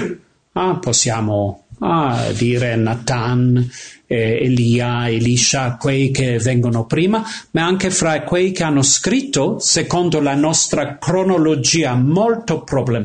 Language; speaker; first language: Italian; non-native, fluent; English